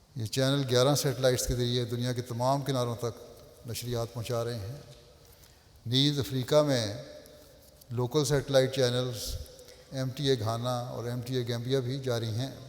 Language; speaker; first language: Urdu; native; Urdu